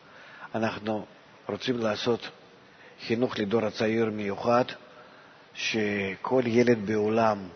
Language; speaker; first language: Hebrew; non-native, fluent; Russian